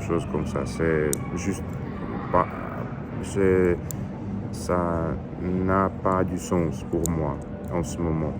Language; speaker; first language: French; non-native, learner; Russian